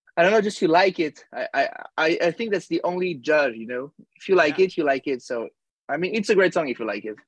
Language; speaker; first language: English; non-native, fluent; French